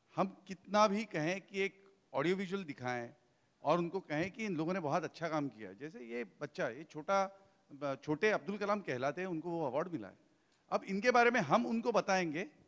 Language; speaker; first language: Hindi; native; Hindi